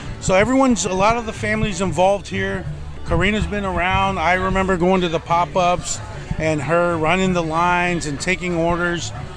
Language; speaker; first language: English; early bilingual, other home language; Spanish